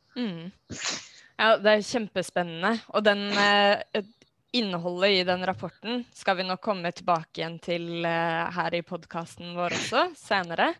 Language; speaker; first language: Norwegian; native; Norwegian